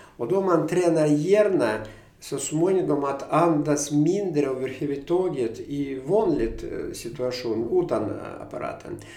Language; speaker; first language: Swedish; non-native, fluent; Russian